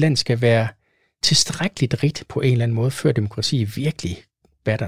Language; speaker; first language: Danish; native; Danish